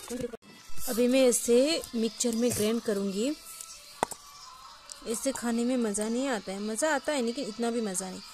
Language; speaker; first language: Hindi; non-native, local second language; Kok Borok